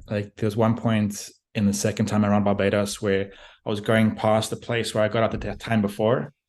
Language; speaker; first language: English; native; English